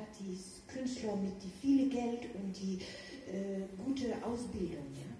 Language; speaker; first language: German; non-native, learner; Danish